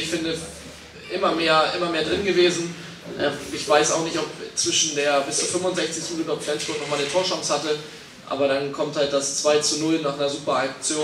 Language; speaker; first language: German; native; German